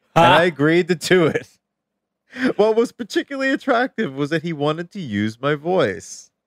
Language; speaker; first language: English; native; English